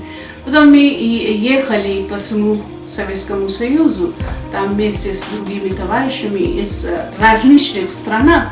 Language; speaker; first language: Russian; non-native, fluent; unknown